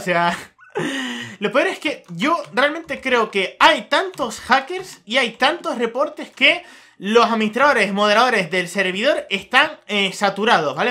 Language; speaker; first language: Spanish; native; Spanish